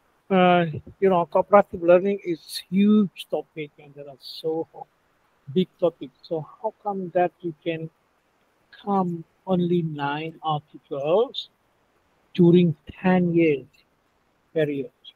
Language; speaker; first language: English; non-native, fluent; Indonesian